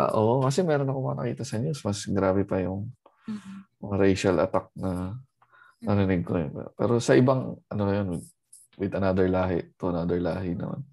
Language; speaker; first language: Filipino; native; Filipino